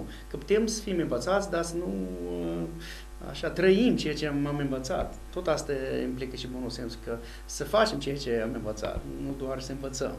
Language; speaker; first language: Romanian; non-native, fluent; English